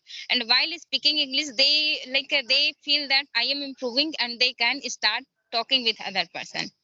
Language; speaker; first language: English; non-native, learner; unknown